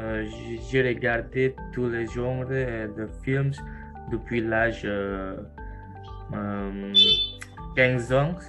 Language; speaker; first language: French; non-native, learner; Indonesian